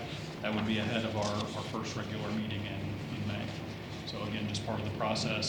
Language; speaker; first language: English; native; English